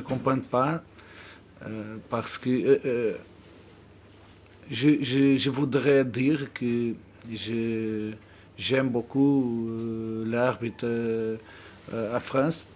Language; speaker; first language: French; non-native, learner; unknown